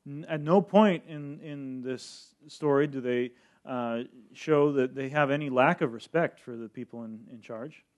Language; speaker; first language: English; early bilingual, other home language; Spanish